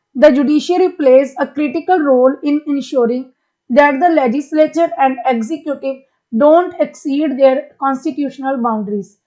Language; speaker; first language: English; non-native, local second language; Punjabi